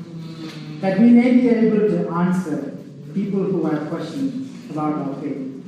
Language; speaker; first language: English; non-native, local second language; Sinhala